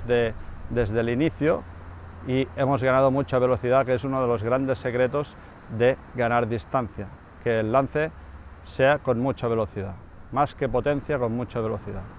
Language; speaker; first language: Spanish; native; Spanish